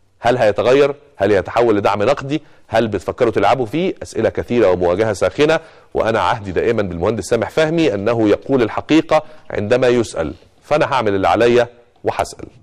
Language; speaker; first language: Arabic; native; Arabic